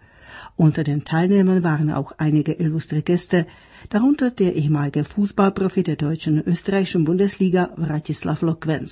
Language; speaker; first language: German; native; German